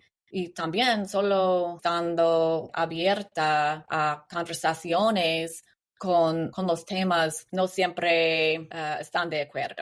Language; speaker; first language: Spanish; non-native, learner; English